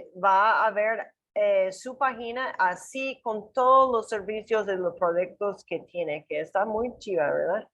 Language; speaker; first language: Spanish; non-native, learner; English